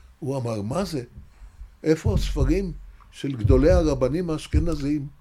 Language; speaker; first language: Hebrew; native; Hebrew